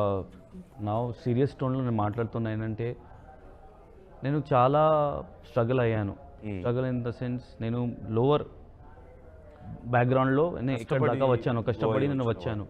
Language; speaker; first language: Telugu; non-native, local second language; Hindi